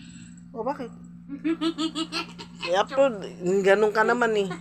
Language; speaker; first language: Filipino; native; Filipino